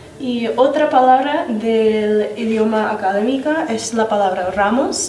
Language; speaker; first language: Spanish; non-native, fluent; English